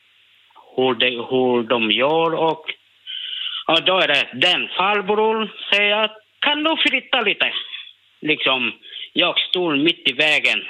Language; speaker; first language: Swedish; non-native, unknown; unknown